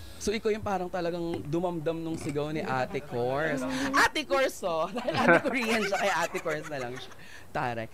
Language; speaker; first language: Filipino; native; Filipino